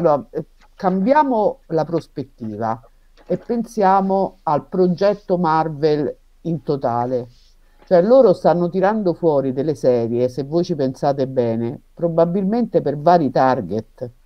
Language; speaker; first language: Italian; native; Italian